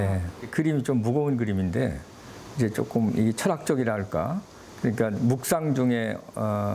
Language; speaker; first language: Korean; native; Korean